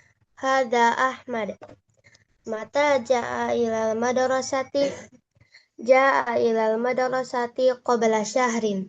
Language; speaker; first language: Arabic; non-native, learner; Indonesian